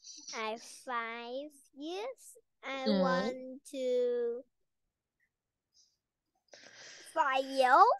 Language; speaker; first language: English; non-native, learner; Vietnamese